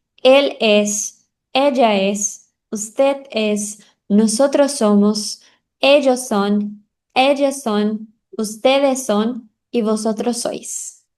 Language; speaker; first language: Spanish; non-native, fluent; Portuguese